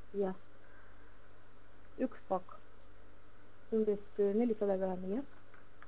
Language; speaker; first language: Estonian; non-native, learner; Russian